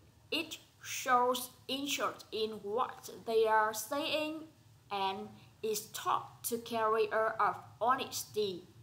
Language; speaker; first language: English; non-native, fluent; Vietnamese